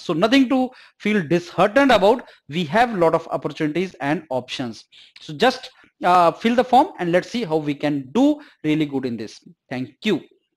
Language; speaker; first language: English; non-native, local second language; Hindi